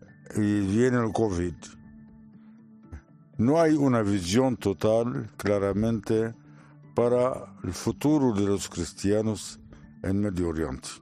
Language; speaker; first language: Spanish; non-native, learner; Arabic